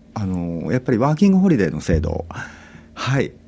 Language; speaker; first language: Japanese; native; Japanese